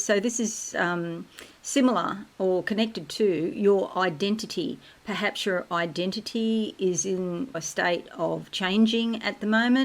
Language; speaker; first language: English; native; English